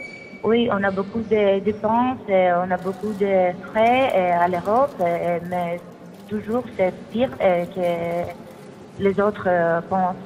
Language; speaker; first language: French; non-native, fluent; Greek